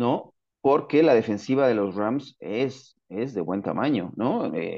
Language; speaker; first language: Spanish; native; Spanish